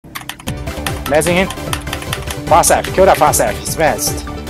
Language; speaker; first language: English; non-native, learner; Japanese